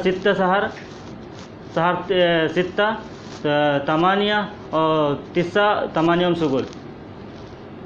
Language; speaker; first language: Arabic; non-native, learner; Hindi